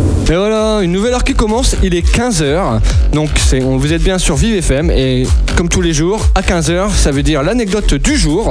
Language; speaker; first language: French; native; French